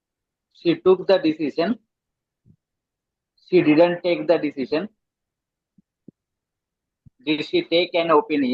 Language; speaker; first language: English; non-native, learner; Telugu